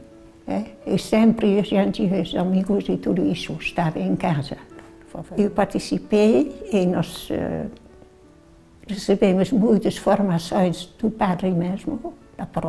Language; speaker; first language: Portuguese; non-native, learner; Dutch